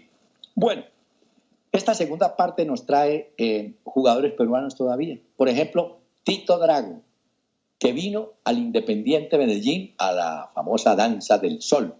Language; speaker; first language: Spanish; native; Spanish